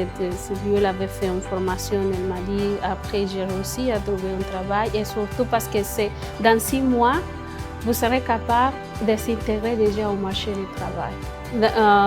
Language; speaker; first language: French; non-native, fluent; Spanish